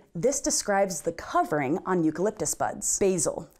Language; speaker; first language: English; native; English